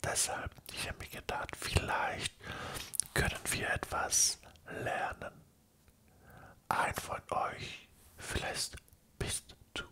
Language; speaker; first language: German; non-native, learner; French